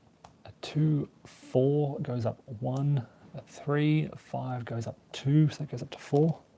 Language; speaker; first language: English; native; English